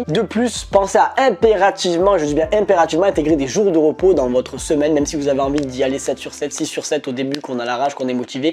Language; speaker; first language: French; native; French